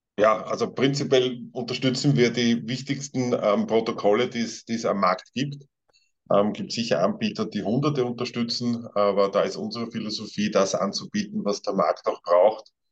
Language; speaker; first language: German; native; German